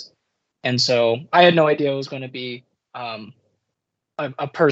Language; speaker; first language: English; native; English